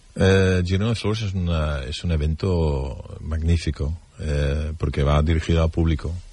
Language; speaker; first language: Spanish; non-native, fluent; Dutch